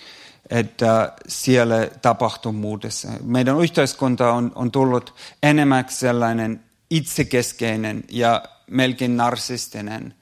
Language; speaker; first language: Finnish; non-native, fluent; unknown